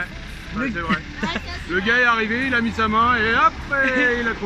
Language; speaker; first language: French; native; French